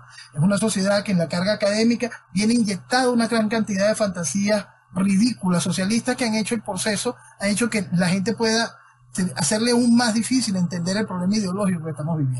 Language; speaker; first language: Spanish; native; Spanish